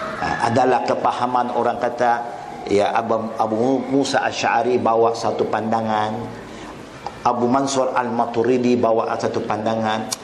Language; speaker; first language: Malay; non-native, local second language; Chinese